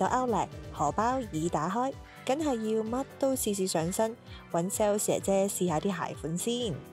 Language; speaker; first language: Cantonese; native; Cantonese